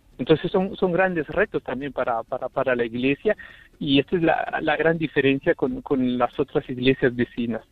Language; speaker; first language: Spanish; native; Spanish